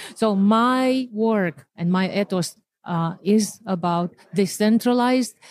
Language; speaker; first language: English; non-native, fluent; Romanian